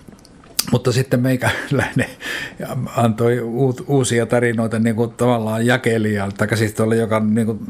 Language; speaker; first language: Finnish; native; Finnish